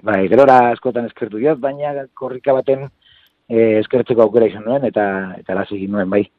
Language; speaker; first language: Basque; non-native, local second language; Spanish